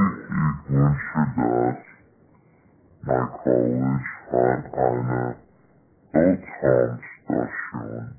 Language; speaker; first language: German; non-native, learner; English